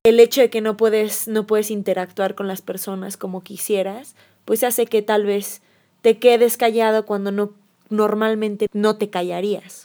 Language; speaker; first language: Spanish; native; Spanish